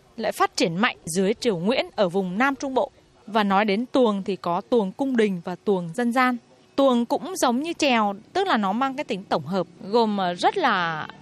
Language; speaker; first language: Vietnamese; native; Vietnamese